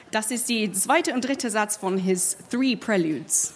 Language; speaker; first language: German; non-native, learner; English